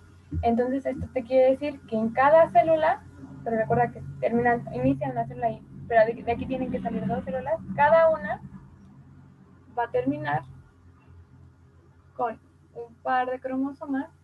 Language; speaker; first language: Spanish; native; Spanish